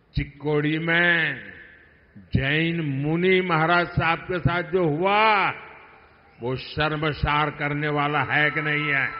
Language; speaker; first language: Hindi; non-native, local second language; Gujarati